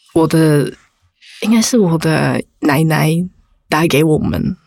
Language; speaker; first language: Chinese; non-native, fluent; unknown